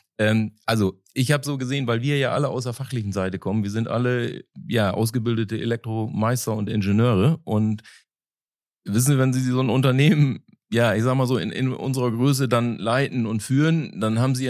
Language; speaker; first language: German; native; German